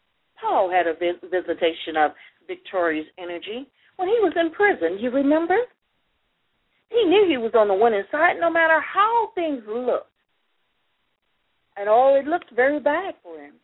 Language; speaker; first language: English; native; English